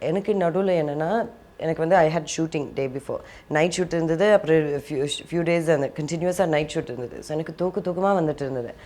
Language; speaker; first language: Tamil; early bilingual, heritage; Tamil